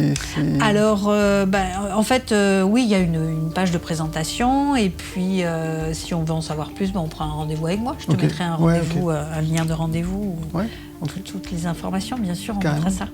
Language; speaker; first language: French; native; French